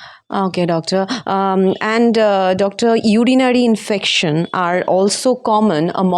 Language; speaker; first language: English; non-native, local second language; Bangla